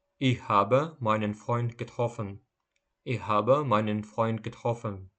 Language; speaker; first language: German; non-native, fluent; Ukrainian